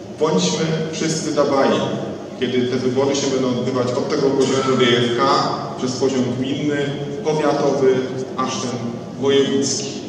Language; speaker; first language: Polish; native; Polish